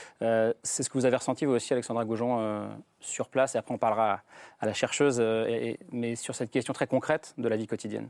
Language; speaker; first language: French; native; French